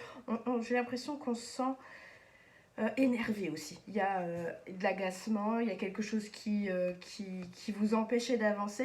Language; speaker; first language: French; native; French